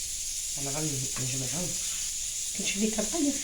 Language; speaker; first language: Arabic; native; Arabic